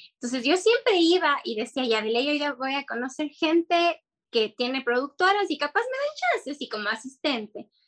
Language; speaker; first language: Spanish; native; Spanish